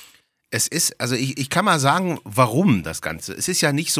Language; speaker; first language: German; native; German